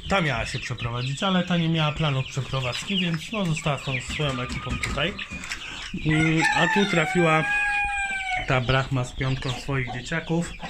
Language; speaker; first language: Polish; native; Polish